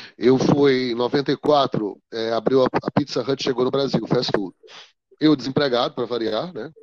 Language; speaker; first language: Portuguese; native; Portuguese